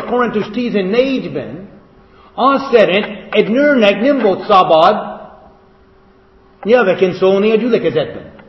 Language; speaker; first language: Hungarian; non-native, fluent; English